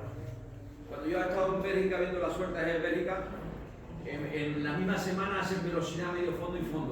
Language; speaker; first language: Spanish; native; Spanish